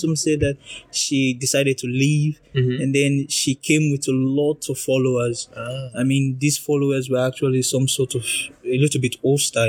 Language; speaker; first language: English; non-native, local second language; Krio